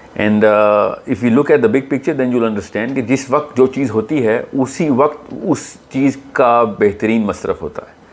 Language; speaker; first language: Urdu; native; Urdu